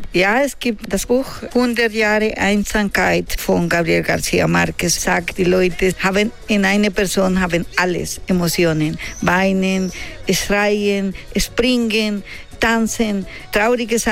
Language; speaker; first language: German; non-native, learner; Spanish